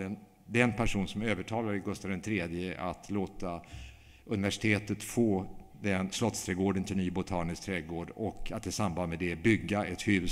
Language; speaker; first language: Swedish; native; Swedish